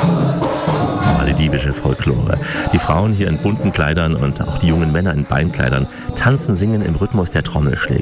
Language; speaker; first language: German; native; German